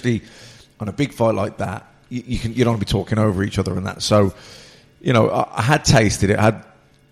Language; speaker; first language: English; native; English